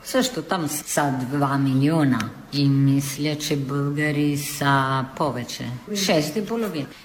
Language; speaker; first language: Bulgarian; non-native, fluent; Italian